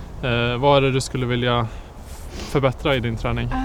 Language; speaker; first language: Swedish; native; Swedish